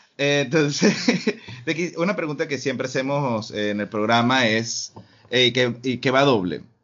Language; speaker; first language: Spanish; native; Spanish